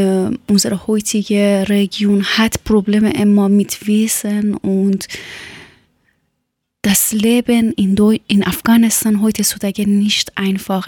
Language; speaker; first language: German; non-native, learner; Persian